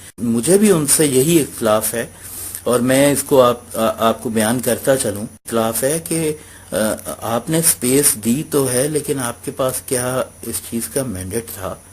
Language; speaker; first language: Urdu; non-native, local second language; Punjabi